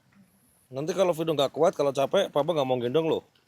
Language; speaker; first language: Indonesian; native; Indonesian